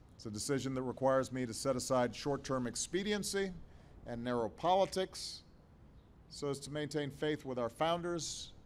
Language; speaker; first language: English; native; English